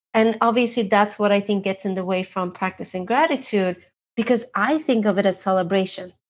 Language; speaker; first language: English; non-native, fluent; Turkish